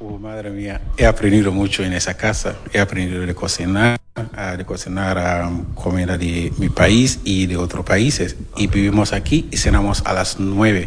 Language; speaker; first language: Spanish; non-native, learner; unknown